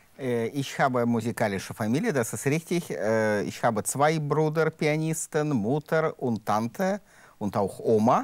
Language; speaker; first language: German; non-native, learner; Russian